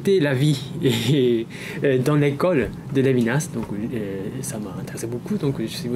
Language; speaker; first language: French; non-native, fluent; Japanese